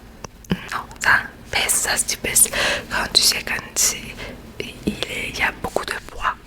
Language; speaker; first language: French; non-native, learner; Spanish